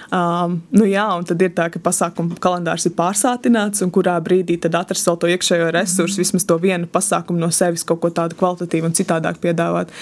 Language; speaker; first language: Latvian; native; Latvian